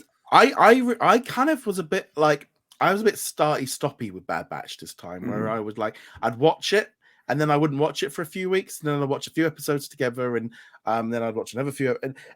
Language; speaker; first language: English; native; English